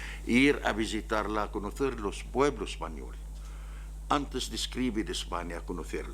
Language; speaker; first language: Spanish; non-native, learner; Arabic